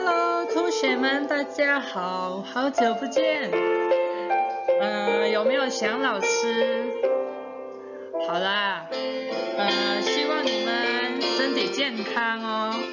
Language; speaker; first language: Chinese; non-native, fluent; Indonesian